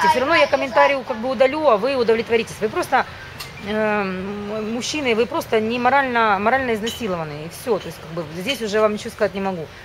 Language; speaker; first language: Russian; native; Russian